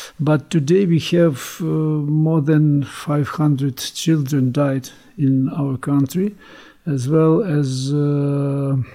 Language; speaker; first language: English; non-native, learner; Ukrainian